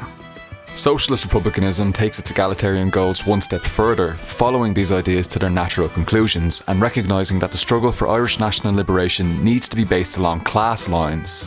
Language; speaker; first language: English; native; English